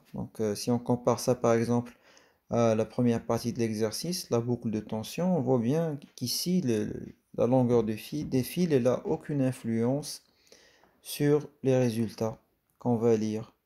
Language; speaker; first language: French; non-native, local second language; Arabic